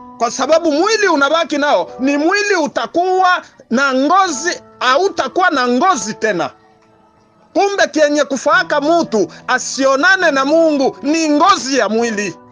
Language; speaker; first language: Swahili; native; Swahili